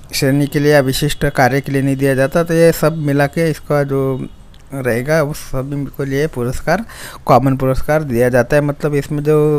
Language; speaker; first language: Hindi; non-native, local second language; Marathi